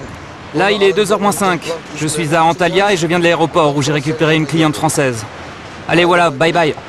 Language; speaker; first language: French; native; French